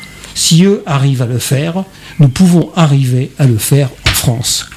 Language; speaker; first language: French; native; French